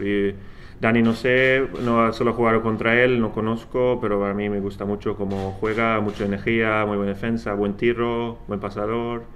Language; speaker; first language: Spanish; non-native, fluent; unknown